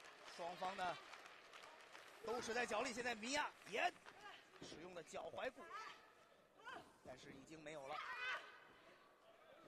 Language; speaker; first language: Chinese; native; Chinese